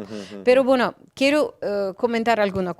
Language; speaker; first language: Spanish; non-native, learner; Ukrainian